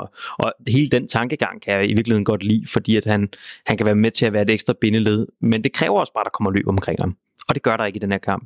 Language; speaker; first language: Danish; native; Danish